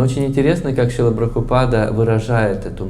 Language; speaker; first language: Russian; native; Russian